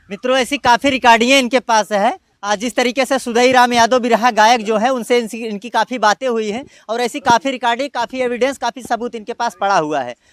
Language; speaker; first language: Hindi; native; Hindi